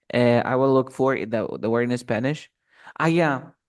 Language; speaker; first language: English; non-native, fluent; Spanish